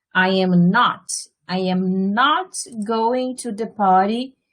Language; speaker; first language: English; non-native, fluent; Portuguese